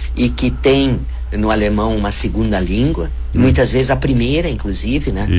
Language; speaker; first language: Portuguese; non-native, local second language; German